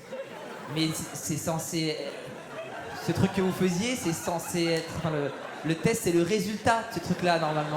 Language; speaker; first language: French; native; French